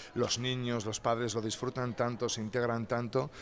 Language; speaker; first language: Spanish; native; Spanish